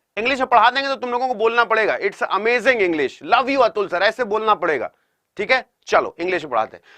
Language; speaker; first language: Hindi; native; Hindi